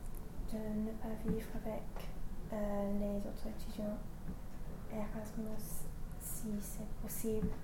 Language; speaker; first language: French; non-native, learner; English